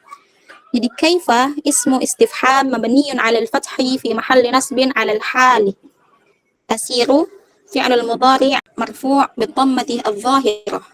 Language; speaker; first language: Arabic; non-native, learner; Indonesian